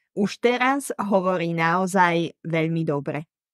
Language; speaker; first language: Slovak; native; Slovak